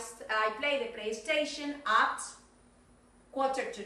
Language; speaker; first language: English; non-native, fluent; Spanish